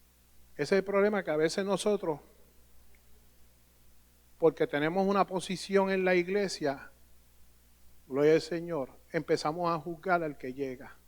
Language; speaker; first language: Spanish; native; Spanish